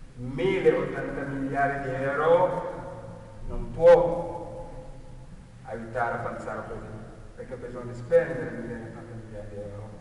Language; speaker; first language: Italian; non-native, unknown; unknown